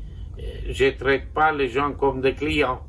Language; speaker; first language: French; non-native, local second language; Armenian